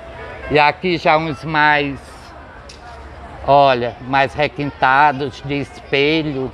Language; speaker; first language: Portuguese; native; Portuguese